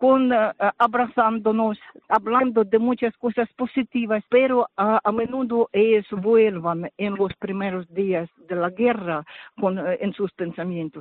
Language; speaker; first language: Spanish; non-native, fluent; Ukrainian